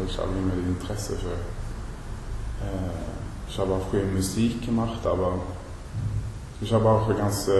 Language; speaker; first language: German; non-native, learner; Swedish